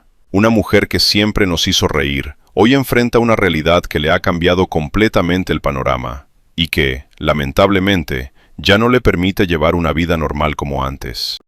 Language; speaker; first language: Spanish; native; Spanish